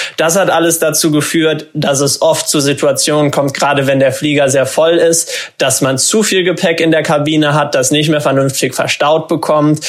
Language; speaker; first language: German; native; German